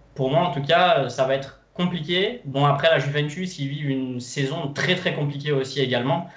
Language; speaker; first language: French; non-native, fluent; Portuguese